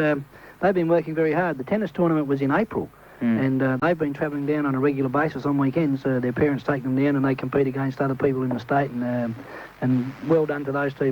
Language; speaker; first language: English; native; English